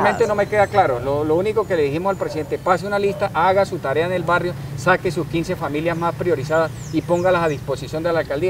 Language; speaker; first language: Spanish; native; Spanish